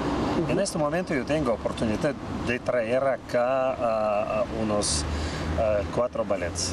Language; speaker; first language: Spanish; non-native, learner; Russian